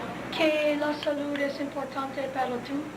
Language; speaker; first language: Spanish; non-native, learner; English